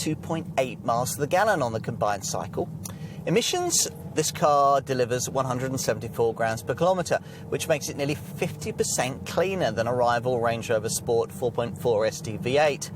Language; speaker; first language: English; native; English